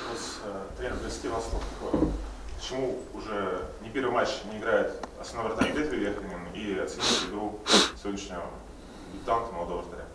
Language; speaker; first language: Russian; native; Russian